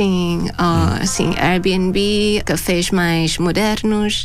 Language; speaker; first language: Portuguese; non-native, fluent; Thai